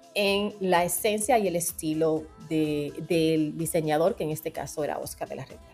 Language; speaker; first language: Spanish; native; Spanish